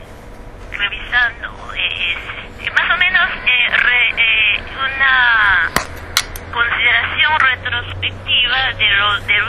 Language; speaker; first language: Spanish; non-native, fluent; Japanese